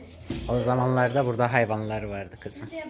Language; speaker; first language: Turkish; native; Turkish